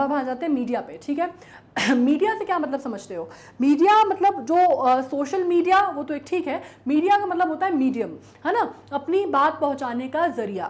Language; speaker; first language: Hindi; native; Hindi